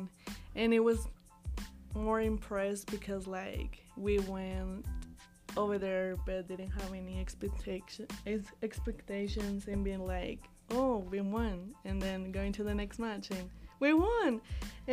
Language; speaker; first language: English; non-native, learner; Spanish